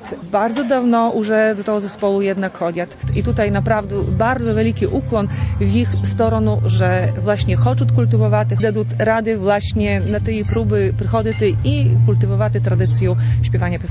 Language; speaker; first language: Polish; non-native, local second language; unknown